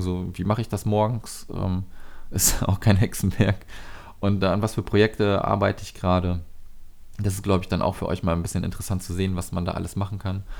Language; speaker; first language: German; native; German